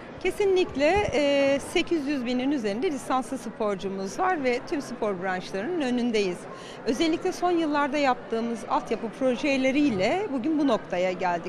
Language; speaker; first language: Turkish; native; Turkish